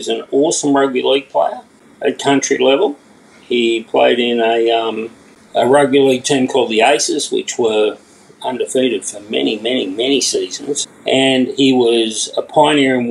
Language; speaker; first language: English; native; English